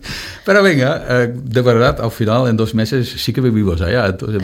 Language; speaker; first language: Spanish; non-native, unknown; Dutch